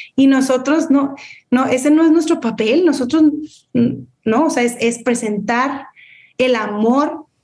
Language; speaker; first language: Spanish; native; Spanish